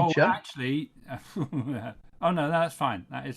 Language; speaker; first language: English; native; English